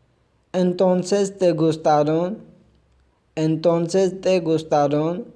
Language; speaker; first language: Spanish; non-native, fluent; Urdu